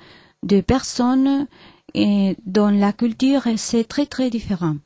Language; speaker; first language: French; non-native, learner; Spanish